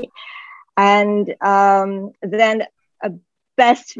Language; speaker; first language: English; non-native, local second language; Malay